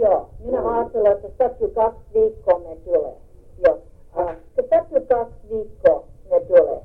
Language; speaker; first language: Finnish; early bilingual, heritage; English